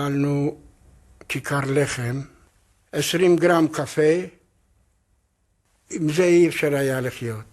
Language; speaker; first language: Hebrew; non-native, fluent; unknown